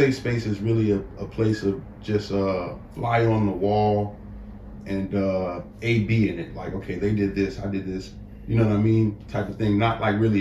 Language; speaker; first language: English; native; English